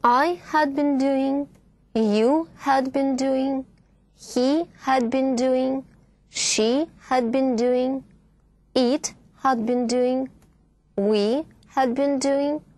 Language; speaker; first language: English; non-native, fluent; Russian